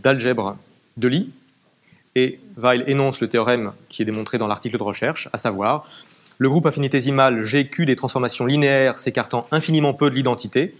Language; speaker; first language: French; native; French